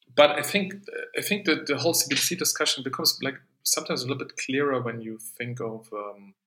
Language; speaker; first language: English; non-native, fluent; German